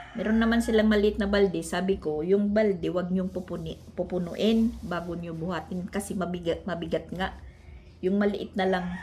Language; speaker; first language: Filipino; non-native, local second language; Waray